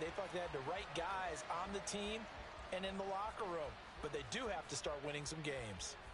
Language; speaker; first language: English; native; English